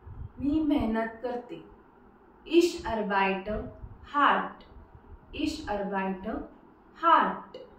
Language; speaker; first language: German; non-native, fluent; Marathi